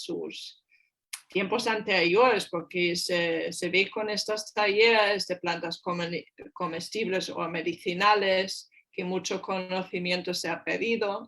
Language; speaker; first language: Spanish; non-native, fluent; German